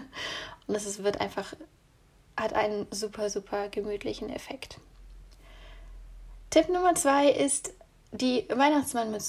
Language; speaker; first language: German; native; German